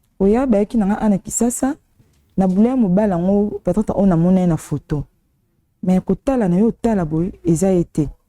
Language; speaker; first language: Lingala; native; Lingala